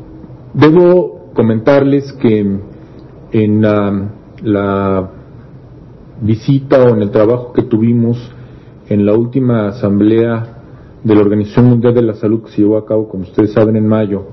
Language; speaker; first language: Spanish; native; Spanish